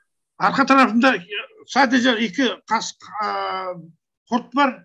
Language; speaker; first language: Turkish; non-native, learner; Kazakh